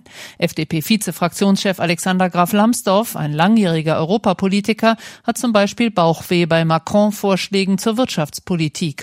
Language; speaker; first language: German; native; German